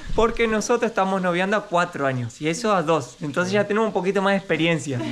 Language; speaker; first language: Spanish; native; Spanish